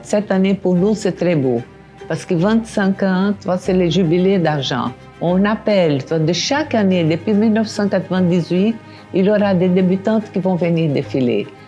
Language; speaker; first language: French; non-native, fluent; Portuguese